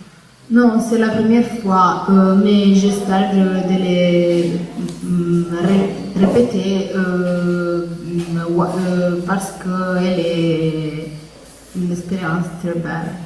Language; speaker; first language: French; non-native, learner; Italian